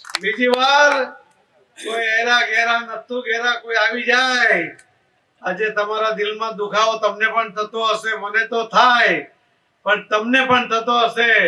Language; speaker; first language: Gujarati; non-native, local second language; Marathi